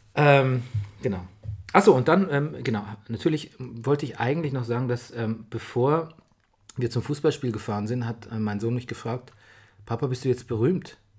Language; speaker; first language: German; native; German